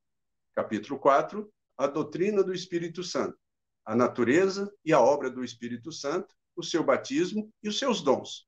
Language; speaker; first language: Portuguese; native; Portuguese